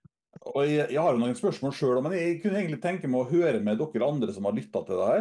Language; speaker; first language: Norwegian; native; Norwegian